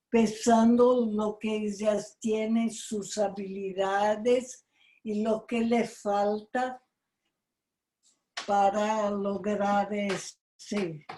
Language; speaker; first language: Spanish; non-native, fluent; Portuguese